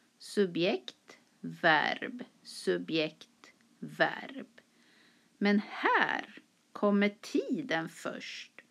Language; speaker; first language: Swedish; native; Swedish